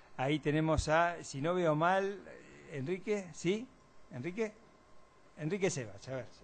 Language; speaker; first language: Spanish; native; Spanish